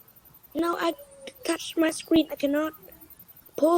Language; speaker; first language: English; non-native, learner; Vietnamese